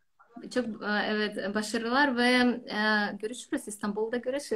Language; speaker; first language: Turkish; non-native, learner; Russian